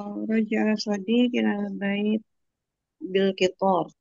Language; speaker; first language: Arabic; non-native, learner; Indonesian